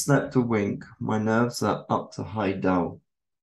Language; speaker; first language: English; native; English